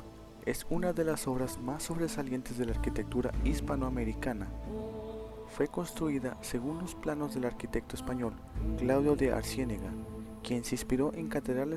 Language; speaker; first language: Spanish; native; Spanish